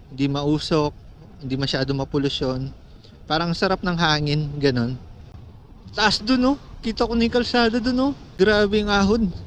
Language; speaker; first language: Filipino; non-native, local second language; Pampanga